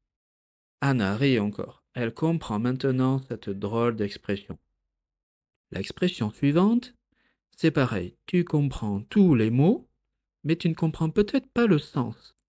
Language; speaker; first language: French; native; French